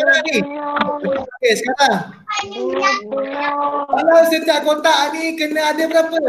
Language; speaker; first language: Malay; native; Malay